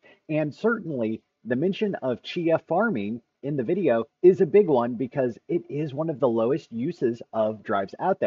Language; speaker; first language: English; native; English